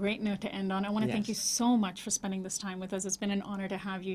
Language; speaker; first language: English; native; English